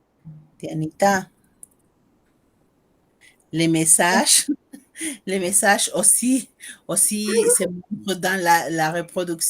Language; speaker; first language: French; non-native, fluent; Spanish